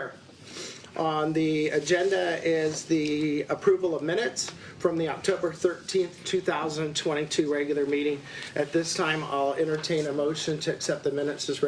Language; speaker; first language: English; native; English